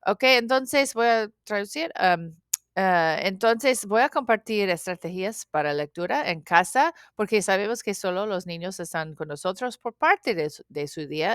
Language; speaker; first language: Spanish; non-native, learner; English